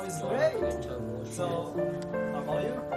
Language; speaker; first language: English; non-native, learner; Lao